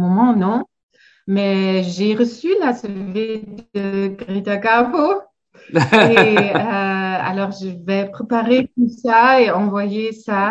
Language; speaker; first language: French; non-native, fluent; German